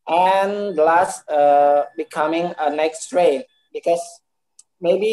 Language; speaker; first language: English; non-native, learner; Indonesian